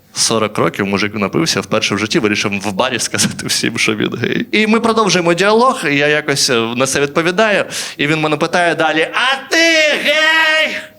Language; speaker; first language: Ukrainian; native; Ukrainian